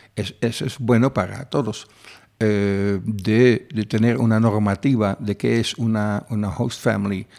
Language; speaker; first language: Spanish; non-native, fluent; Dutch